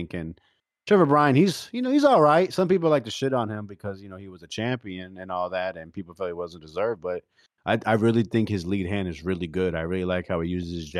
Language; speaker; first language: English; native; English